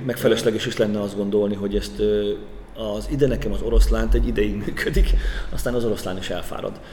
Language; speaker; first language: Hungarian; native; Hungarian